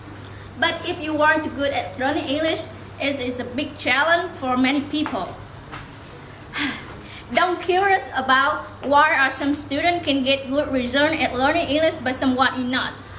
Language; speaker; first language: English; non-native, learner; Vietnamese